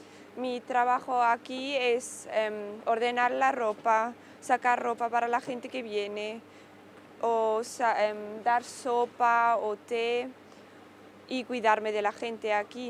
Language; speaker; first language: Spanish; non-native, fluent; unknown